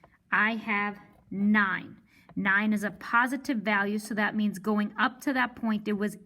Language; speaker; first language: English; native; English